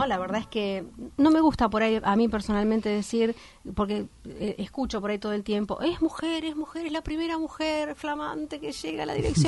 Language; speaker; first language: Spanish; native; Spanish